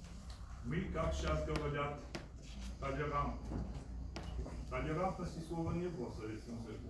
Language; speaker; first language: Russian; native; Russian